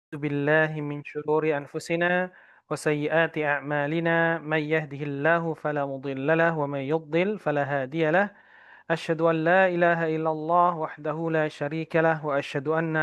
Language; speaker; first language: Arabic; non-native, fluent; Indonesian